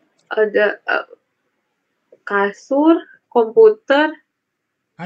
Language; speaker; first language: Korean; non-native, learner; Indonesian